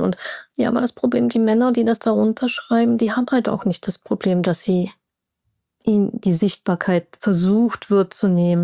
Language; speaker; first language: German; native; German